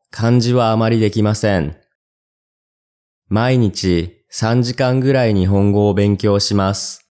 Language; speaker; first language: Japanese; non-native, learner; English